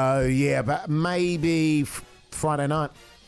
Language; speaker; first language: English; native; English